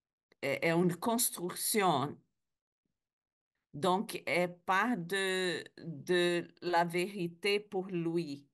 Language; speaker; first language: French; non-native, learner; Spanish